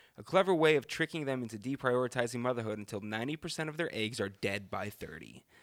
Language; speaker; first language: English; native; English